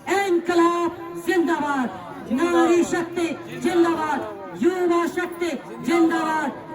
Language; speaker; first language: Hindi; native; Hindi